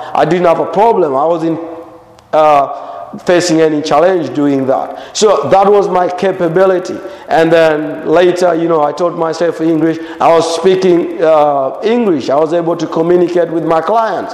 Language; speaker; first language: English; non-native, local second language; Swahili